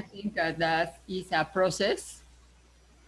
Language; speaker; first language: English; non-native, learner; Spanish